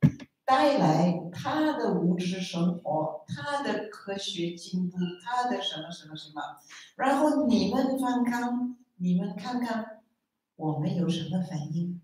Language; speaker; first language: Chinese; non-native, fluent; French